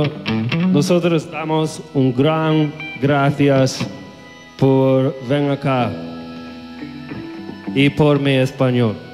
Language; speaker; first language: Spanish; non-native, learner; English